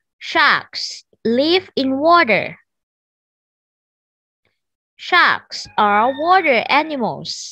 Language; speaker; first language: English; non-native, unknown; Thai